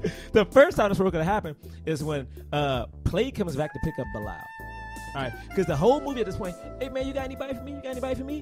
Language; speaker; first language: English; native; English